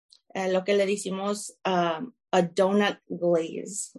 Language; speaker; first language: Spanish; early bilingual, heritage; Spanish